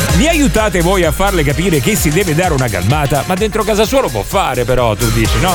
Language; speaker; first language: Italian; native; Italian